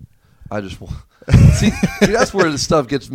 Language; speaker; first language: English; native; English